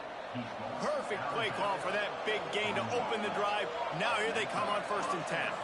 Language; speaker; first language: English; native; English